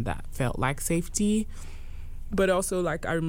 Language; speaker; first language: English; non-native, fluent; French